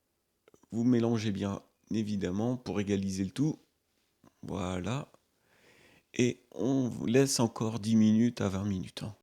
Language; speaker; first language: French; native; French